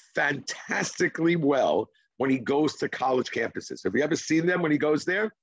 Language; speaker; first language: English; non-native, fluent; Hebrew